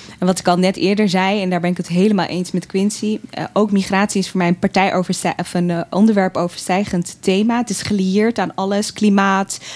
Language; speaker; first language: Dutch; early bilingual, other home language; Tigrinya